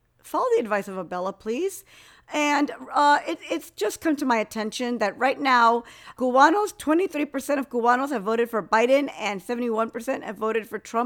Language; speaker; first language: English; early bilingual, other home language; Spanish